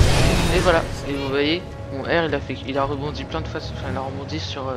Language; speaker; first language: French; native; French